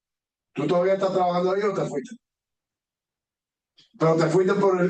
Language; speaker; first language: Spanish; early bilingual, heritage; Spanish